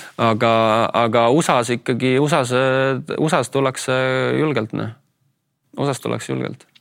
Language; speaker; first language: Estonian; native; Estonian